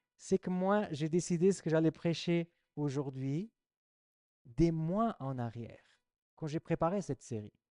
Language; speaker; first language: French; non-native, fluent; Portuguese